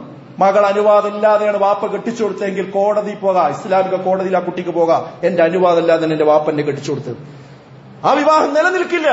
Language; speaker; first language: Malayalam; native; Malayalam